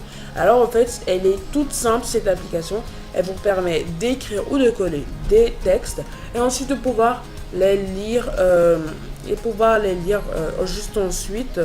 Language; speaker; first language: French; native; French